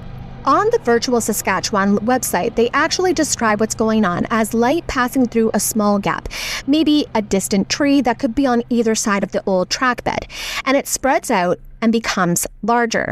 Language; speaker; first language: English; native; English